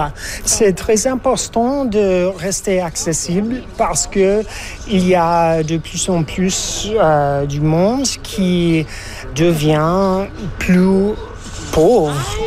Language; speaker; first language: French; non-native, fluent; English